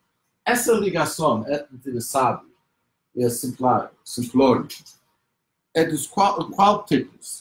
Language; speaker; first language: Portuguese; non-native, fluent; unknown